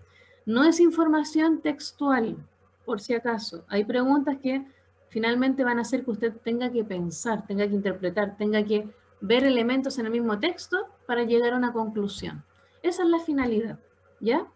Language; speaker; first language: Spanish; native; Spanish